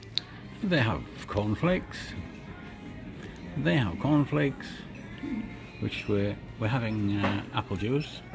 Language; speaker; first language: English; native; English